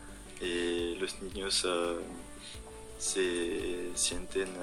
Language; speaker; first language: Spanish; non-native, learner; French